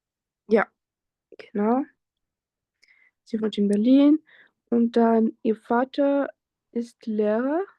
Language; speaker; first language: German; non-native, fluent; French